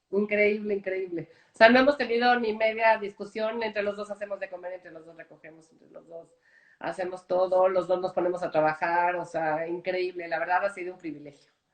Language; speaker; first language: Spanish; native; Spanish